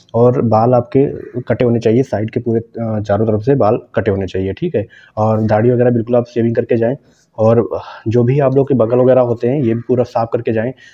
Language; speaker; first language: Hindi; native; Hindi